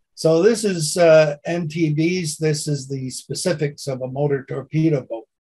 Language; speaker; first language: English; native; English